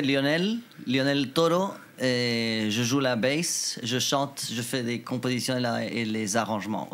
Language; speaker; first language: French; non-native, local second language; Spanish